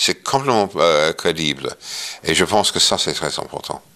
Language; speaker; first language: French; non-native, fluent; English